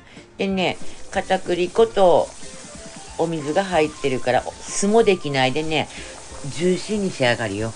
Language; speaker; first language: Japanese; native; Japanese